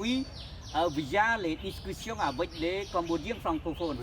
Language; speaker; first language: French; non-native, fluent; Khmer